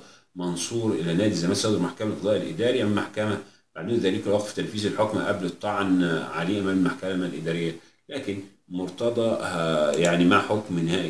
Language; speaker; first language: Arabic; native; Arabic